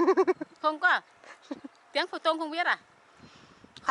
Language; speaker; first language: Vietnamese; non-native, local second language; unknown